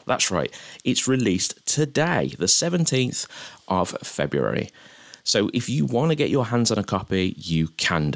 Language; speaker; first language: English; native; English